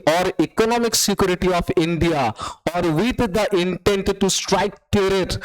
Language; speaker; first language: English; non-native, local second language; Bangla